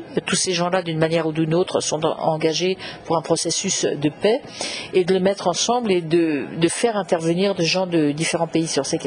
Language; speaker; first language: French; native; French